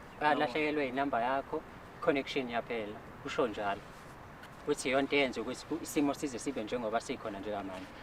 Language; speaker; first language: Zulu; native; Zulu